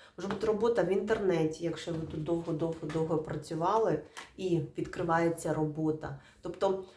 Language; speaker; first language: Ukrainian; native; Ukrainian